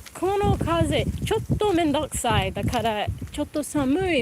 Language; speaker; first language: Japanese; non-native, learner; English